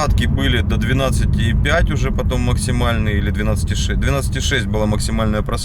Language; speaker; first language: Russian; native; Russian